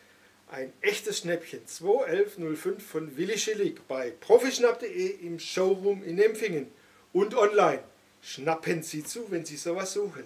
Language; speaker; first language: German; native; German